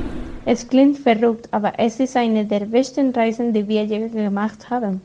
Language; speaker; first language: German; non-native, learner; Spanish